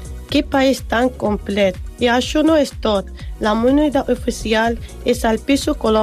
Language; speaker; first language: Catalan; non-native, learner; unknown